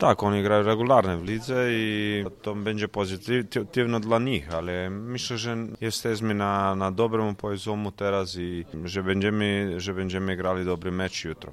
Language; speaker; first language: Polish; non-native, learner; Croatian